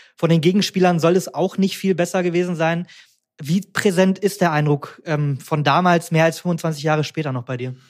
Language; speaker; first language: German; native; German